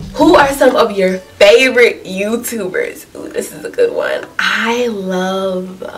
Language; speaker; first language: English; native; English